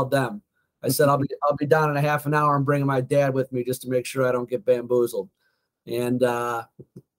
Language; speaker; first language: English; native; English